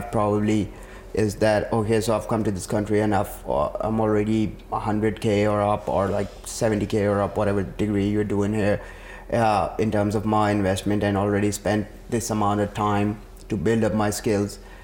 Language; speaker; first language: English; non-native, local second language; Urdu